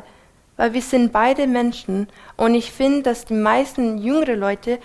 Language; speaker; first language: German; non-native, fluent; English